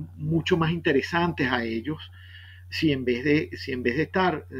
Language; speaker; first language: Spanish; native; Spanish